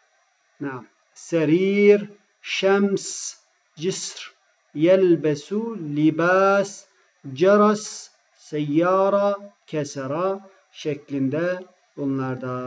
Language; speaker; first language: Arabic; non-native, fluent; Turkish